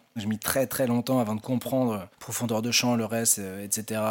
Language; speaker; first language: French; native; French